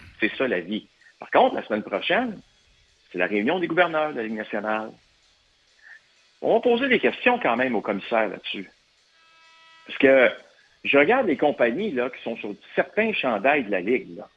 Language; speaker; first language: French; native; French